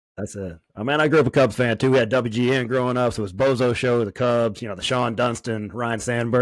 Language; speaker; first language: English; native; English